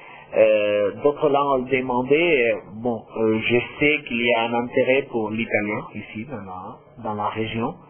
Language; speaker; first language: French; non-native, fluent; Spanish